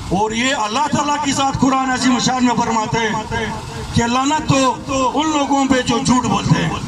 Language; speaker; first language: Urdu; non-native, local second language; Pashto